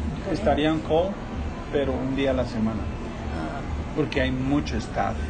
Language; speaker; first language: Spanish; native; Spanish